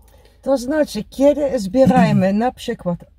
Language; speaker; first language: Polish; non-native, learner; Dutch